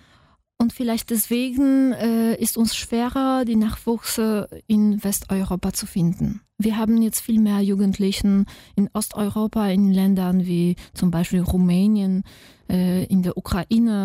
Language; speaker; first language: German; non-native, fluent; Polish